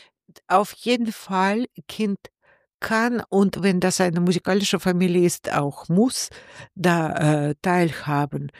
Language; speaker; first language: German; non-native, learner; Russian